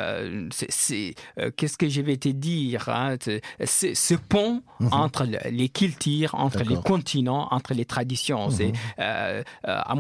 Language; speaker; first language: French; non-native, local second language; Fula